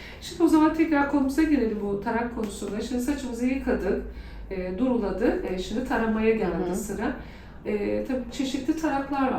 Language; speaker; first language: Turkish; native; Turkish